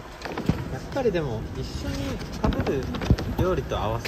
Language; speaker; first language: Japanese; native; Japanese